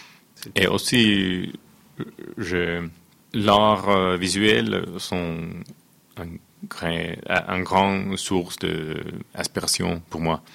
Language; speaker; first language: French; non-native, fluent; Finnish